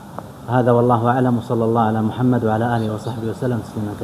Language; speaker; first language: Arabic; native; Arabic